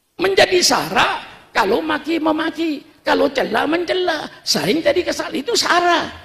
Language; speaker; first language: Indonesian; non-native, local second language; Madurese